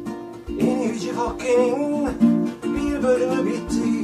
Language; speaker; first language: Turkish; native; Turkish